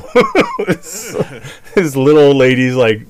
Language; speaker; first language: English; native; English